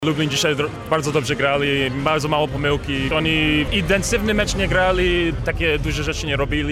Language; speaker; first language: Polish; non-native, learner; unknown